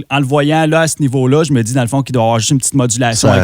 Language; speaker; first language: French; native; French